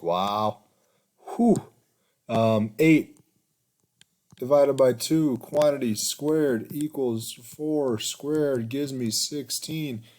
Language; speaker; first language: English; native; English